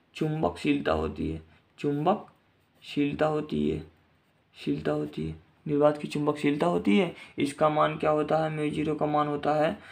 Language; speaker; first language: Hindi; native; Hindi